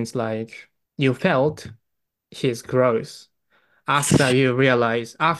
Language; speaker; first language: English; non-native, fluent; Japanese